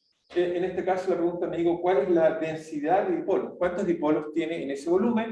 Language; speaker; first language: Spanish; native; Spanish